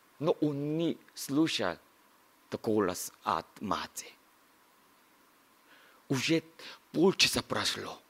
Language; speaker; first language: Russian; non-native, learner; Korean